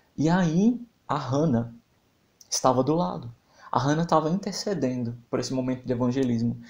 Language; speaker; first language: Portuguese; native; Portuguese